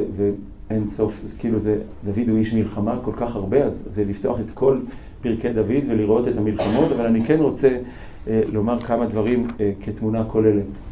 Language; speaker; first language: Hebrew; native; Hebrew